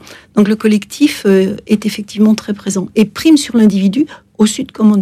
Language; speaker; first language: French; native; French